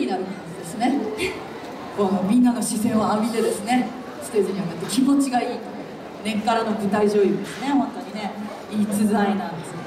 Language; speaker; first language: Japanese; native; Japanese